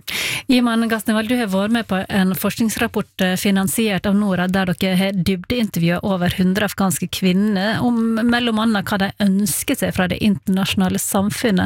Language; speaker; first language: Norwegian; native; Norwegian